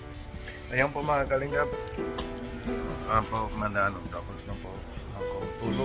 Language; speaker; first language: Filipino; non-native, learner; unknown